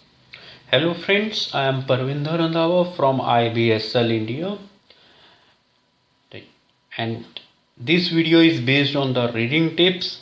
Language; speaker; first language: English; non-native, local second language; Hindi